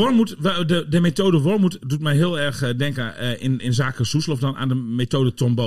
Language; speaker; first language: Dutch; native; Dutch